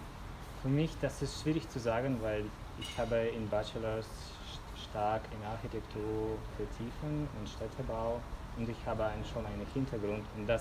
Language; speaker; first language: German; non-native, fluent; Russian